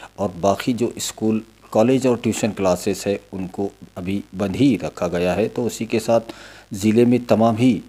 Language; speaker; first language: Hindi; non-native, local second language; Urdu